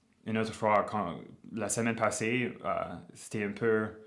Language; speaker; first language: French; non-native, local second language; English